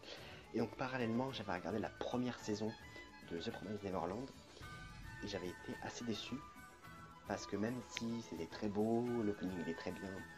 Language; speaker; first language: French; native; French